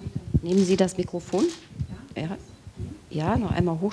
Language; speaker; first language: German; native; German